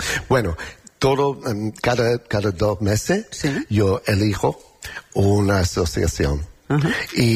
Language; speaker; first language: Spanish; non-native, learner; English